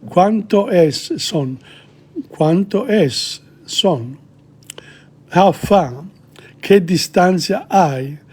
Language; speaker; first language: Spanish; non-native, learner; English